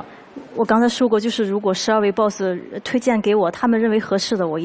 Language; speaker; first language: Chinese; native; Chinese